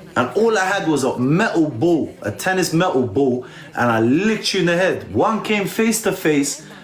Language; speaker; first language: English; early bilingual, other home language; Albanian